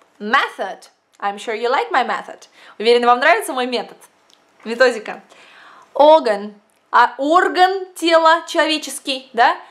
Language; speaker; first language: Russian; native; Russian